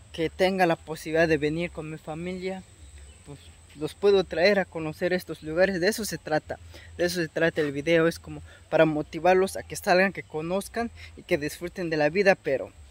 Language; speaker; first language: Spanish; native; Spanish